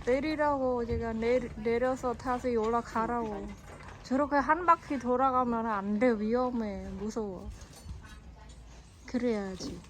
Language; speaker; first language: Korean; non-native, fluent; Khmer